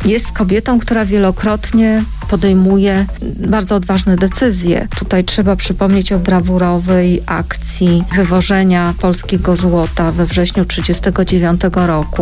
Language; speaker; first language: Polish; native; Polish